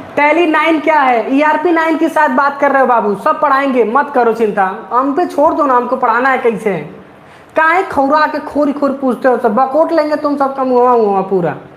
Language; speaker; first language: Hindi; native; Hindi